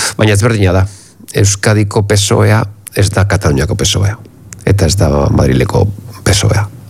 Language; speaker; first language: Basque; non-native, local second language; Spanish